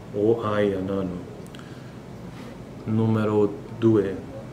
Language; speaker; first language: Italian; non-native, learner; Portuguese